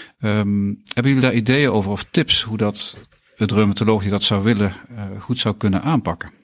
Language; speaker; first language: Dutch; native; Dutch